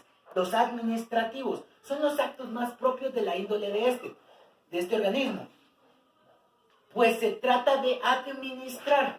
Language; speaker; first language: Spanish; native; Spanish